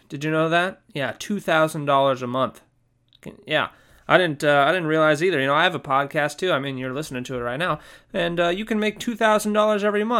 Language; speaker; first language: English; native; English